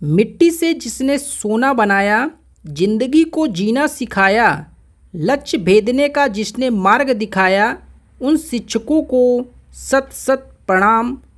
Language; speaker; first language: Hindi; native; Hindi